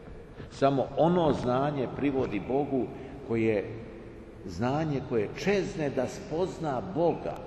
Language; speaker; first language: Serbian; native; Serbian